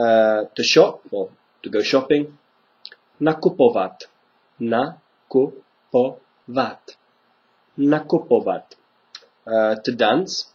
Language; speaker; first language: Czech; non-native, fluent; English